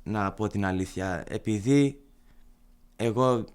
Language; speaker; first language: Greek; early bilingual, heritage; Greek